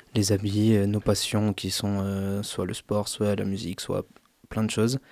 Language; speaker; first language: French; native; French